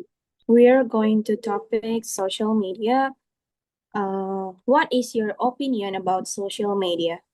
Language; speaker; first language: English; non-native, learner; Indonesian